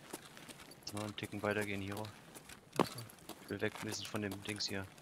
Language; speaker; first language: German; native; German